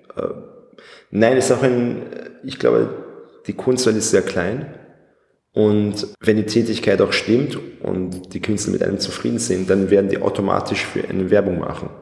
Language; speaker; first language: German; early bilingual, other home language; Persian